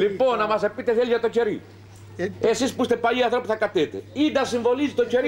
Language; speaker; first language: Greek; native; Greek